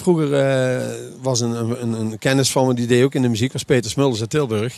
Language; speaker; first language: Dutch; native; Dutch